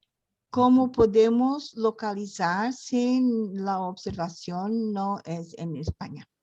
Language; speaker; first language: Spanish; non-native, learner; Portuguese